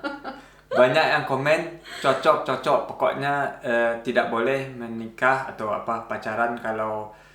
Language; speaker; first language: Indonesian; early bilingual, heritage; Indonesian